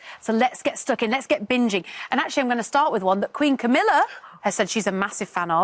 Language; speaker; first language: English; native; English